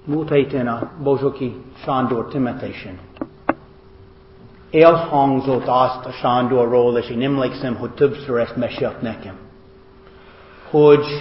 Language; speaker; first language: Hungarian; non-native, fluent; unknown